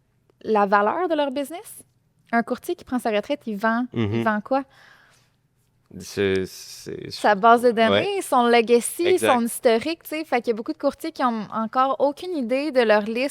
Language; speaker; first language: French; native; French